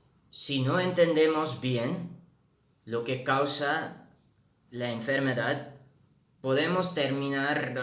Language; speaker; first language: Spanish; non-native, fluent; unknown